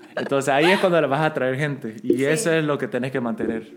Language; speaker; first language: Spanish; native; Spanish